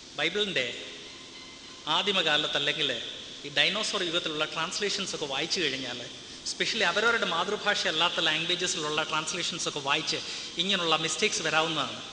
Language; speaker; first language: Malayalam; non-native, learner; Hindi